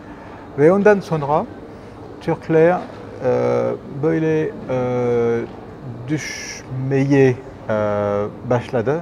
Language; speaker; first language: Turkish; non-native, learner; French